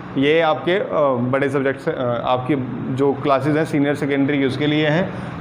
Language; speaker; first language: Hindi; non-native, local second language; Punjabi